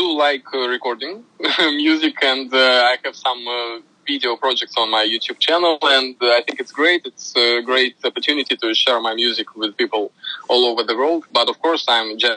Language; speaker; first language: English; non-native, fluent; Russian